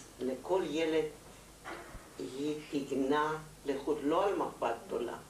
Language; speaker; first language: Hebrew; non-native, fluent; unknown